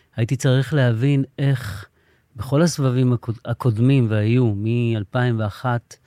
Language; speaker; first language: Hebrew; native; Hebrew